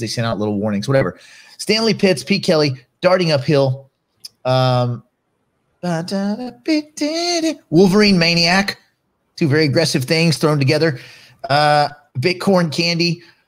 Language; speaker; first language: English; native; English